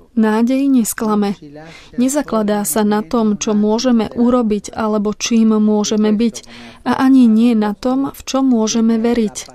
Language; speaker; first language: Slovak; native; Slovak